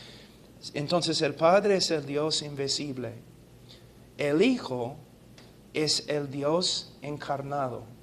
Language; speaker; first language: Spanish; non-native, fluent; English